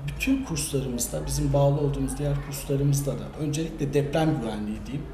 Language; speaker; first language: Turkish; native; Turkish